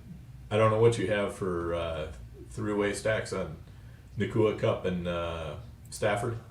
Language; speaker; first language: English; native; English